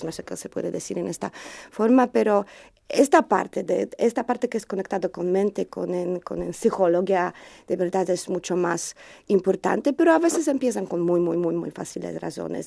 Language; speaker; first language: Spanish; non-native, learner; Polish